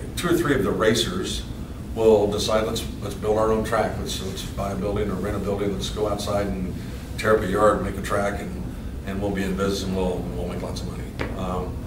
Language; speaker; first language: English; native; English